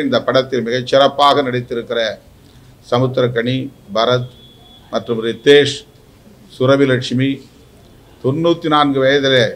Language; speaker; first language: Tamil; native; Tamil